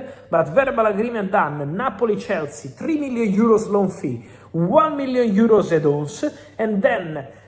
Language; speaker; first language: English; non-native, fluent; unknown